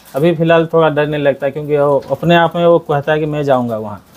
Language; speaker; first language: Hindi; non-native, local second language; Odia